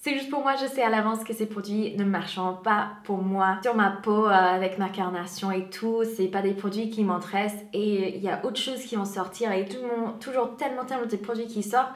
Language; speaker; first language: French; non-native, fluent; English